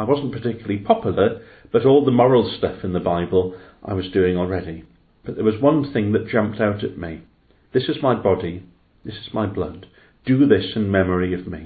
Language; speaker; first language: English; native; English